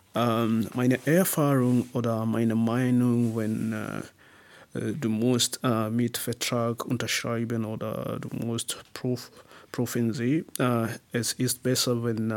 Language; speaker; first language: German; non-native, learner; English